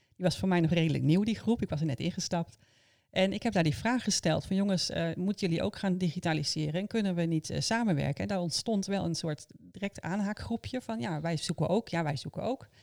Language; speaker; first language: Dutch; native; Dutch